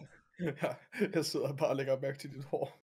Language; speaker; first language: Danish; native; Danish